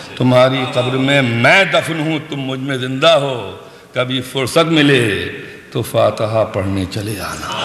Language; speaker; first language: Urdu; native; Urdu